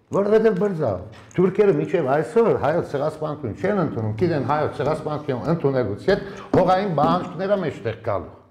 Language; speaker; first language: Armenian; early bilingual, heritage; Armenian